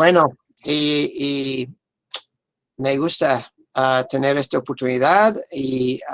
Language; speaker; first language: Spanish; non-native, fluent; English